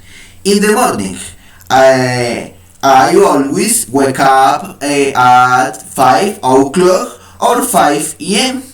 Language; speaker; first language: English; non-native, learner; Spanish